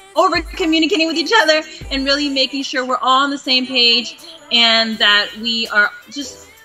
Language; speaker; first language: English; native; English